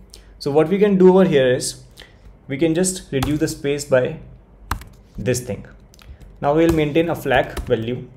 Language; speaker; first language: English; non-native, local second language; Hindi